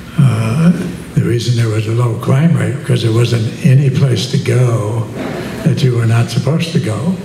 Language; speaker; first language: English; native; English